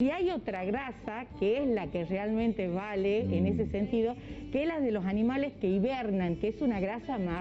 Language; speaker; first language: Spanish; native; Spanish